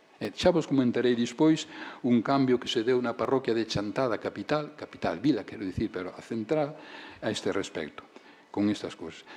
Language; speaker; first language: Galician; native; Galician